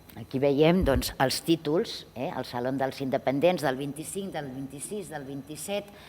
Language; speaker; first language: Catalan; non-native, local second language; Spanish